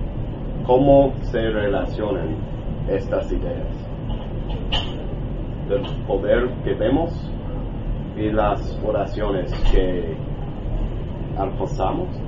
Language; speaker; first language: Spanish; non-native, learner; English